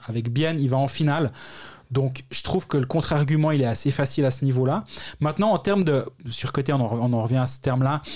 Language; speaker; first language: French; native; French